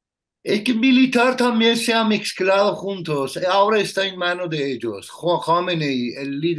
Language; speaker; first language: Spanish; non-native, learner; Persian